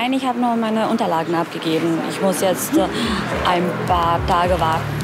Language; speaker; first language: German; non-native, fluent; Bosnian